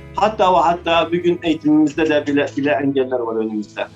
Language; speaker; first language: Turkish; early bilingual, heritage; Arabic